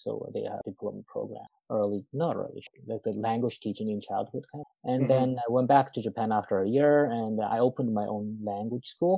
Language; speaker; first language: English; non-native, fluent; Japanese